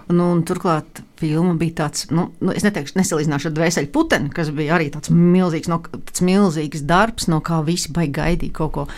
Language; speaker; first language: Latvian; native; Latvian